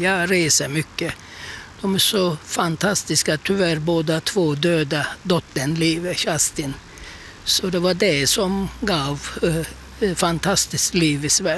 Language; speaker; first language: Swedish; non-native, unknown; Turkish